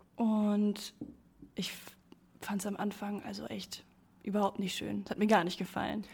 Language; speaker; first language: German; native; German